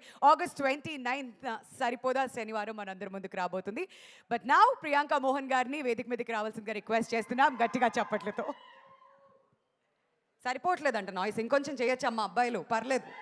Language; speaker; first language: Telugu; native; Telugu